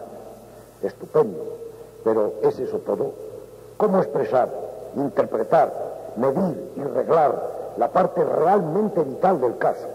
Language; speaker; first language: Spanish; native; Spanish